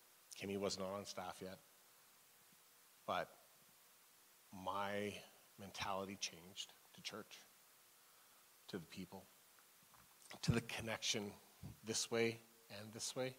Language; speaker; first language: English; native; English